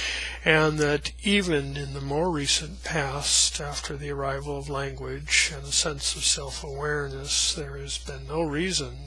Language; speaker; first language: English; native; English